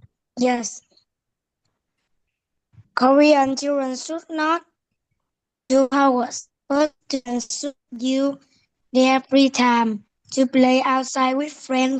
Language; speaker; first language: English; non-native, learner; Vietnamese